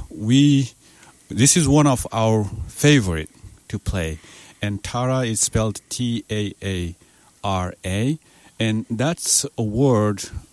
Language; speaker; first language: English; non-native, fluent; Fula